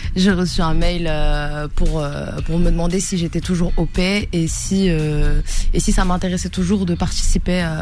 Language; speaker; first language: French; native; French